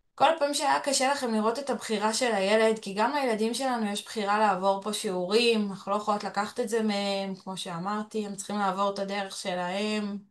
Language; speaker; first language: Hebrew; early bilingual, other home language; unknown